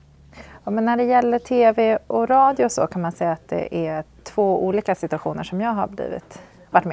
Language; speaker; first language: Swedish; native; Swedish